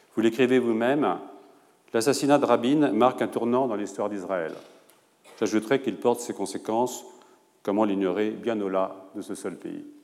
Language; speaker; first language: French; native; French